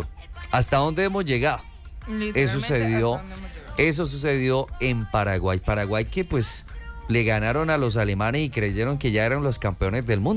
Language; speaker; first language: Spanish; native; Spanish